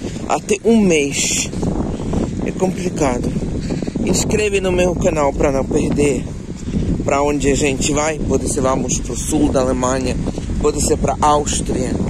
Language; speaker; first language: Portuguese; non-native, local second language; Kabuverdianu